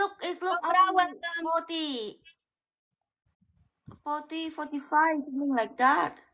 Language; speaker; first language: English; non-native, learner; Vietnamese